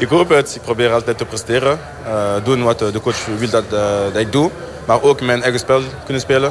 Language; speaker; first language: Dutch; non-native, local second language; French